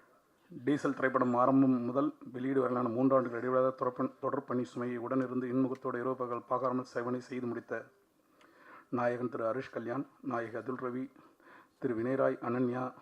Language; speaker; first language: Tamil; native; Tamil